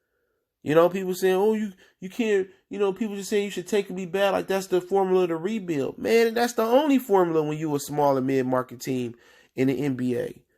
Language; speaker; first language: English; native; English